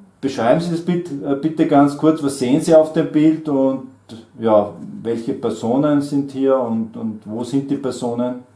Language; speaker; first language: German; native; German